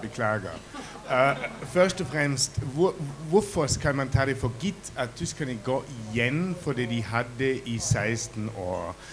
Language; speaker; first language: Norwegian; non-native, fluent; German